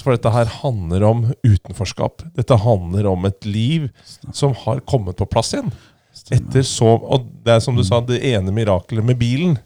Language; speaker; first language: Norwegian; native; Norwegian